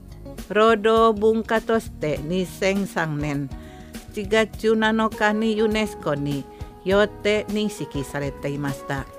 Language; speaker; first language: Japanese; non-native, fluent; Indonesian